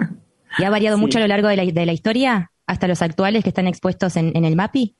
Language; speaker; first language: Spanish; native; Spanish